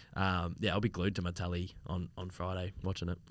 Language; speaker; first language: English; native; English